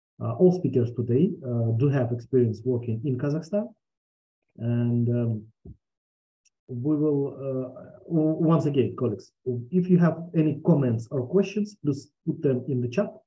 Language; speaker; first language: English; non-native, fluent; Russian